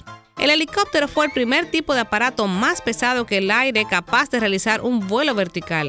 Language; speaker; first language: Spanish; native; Spanish